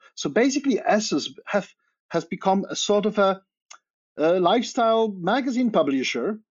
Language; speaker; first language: English; non-native, fluent; Polish